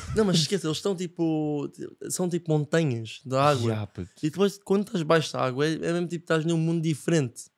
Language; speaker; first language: Portuguese; non-native, fluent; English